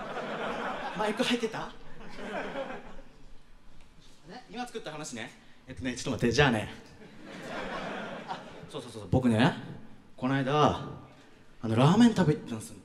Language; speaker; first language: Japanese; native; Japanese